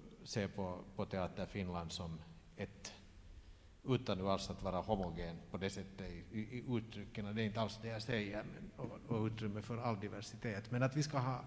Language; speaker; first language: Swedish; native; Swedish